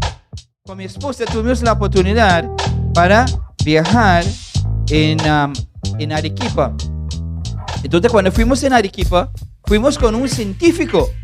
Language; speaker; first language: Spanish; non-native, fluent; English